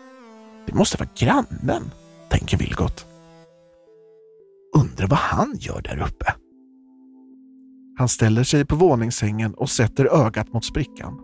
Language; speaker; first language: Swedish; native; Swedish